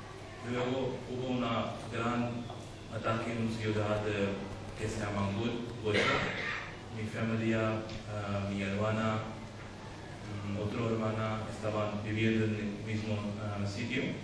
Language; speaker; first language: Spanish; non-native, learner; Urdu